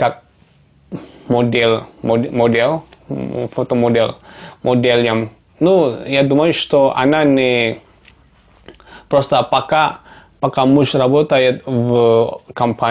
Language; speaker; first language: Russian; non-native, learner; Javanese